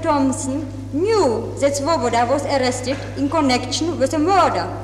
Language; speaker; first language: English; non-native, fluent; Czech